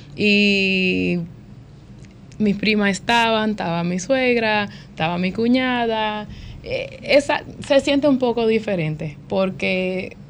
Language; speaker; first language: Spanish; early bilingual, heritage; Spanish